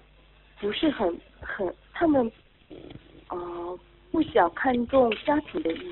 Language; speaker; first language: Chinese; non-native, fluent; Korean